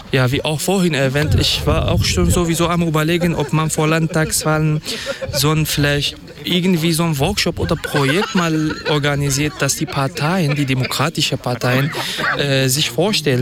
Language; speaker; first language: German; non-native, fluent; Kurdish